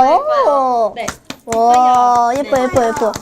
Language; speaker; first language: Korean; non-native, fluent; Chinese